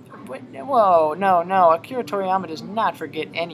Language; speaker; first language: English; native; English